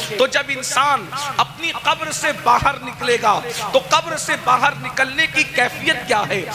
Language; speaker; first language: Urdu; native; Urdu